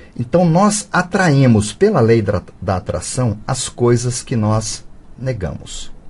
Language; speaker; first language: Portuguese; native; Portuguese